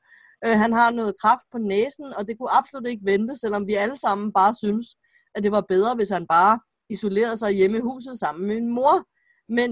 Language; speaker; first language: Danish; native; Danish